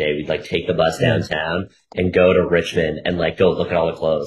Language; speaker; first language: English; native; English